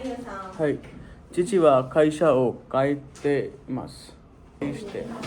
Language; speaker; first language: Japanese; non-native, learner; Hindi